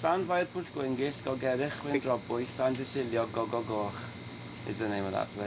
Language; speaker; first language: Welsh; native; Welsh